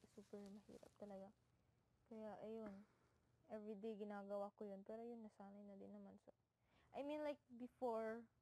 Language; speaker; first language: Filipino; non-native, local second language; Cebuano